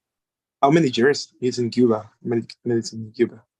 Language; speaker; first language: English; non-native, learner; Spanish